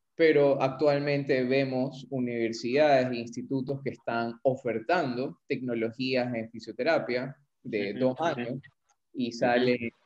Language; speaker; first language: Spanish; native; Spanish